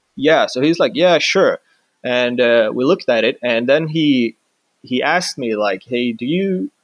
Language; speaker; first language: English; non-native, fluent; Swedish